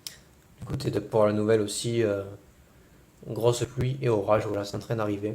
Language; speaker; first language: French; native; French